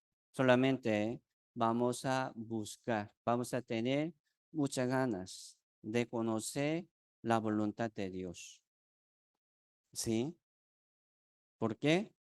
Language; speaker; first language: Spanish; non-native, fluent; Korean